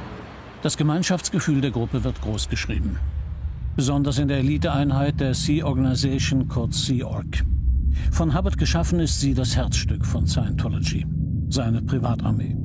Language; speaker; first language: German; native; German